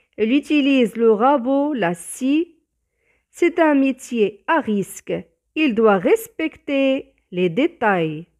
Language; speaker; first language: French; non-native, local second language; Arabic